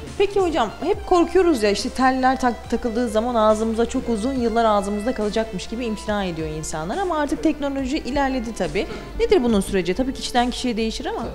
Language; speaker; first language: Turkish; native; Turkish